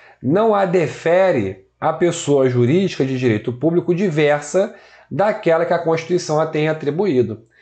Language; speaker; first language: Portuguese; native; Portuguese